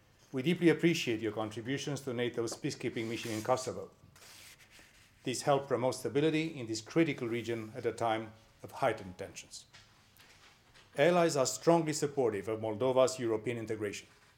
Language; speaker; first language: English; non-native, fluent; Romanian